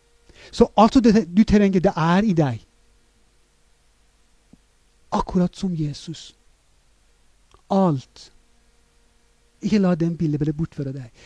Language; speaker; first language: Norwegian; non-native, fluent; Persian